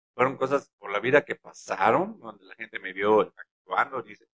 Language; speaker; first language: Spanish; non-native, fluent; German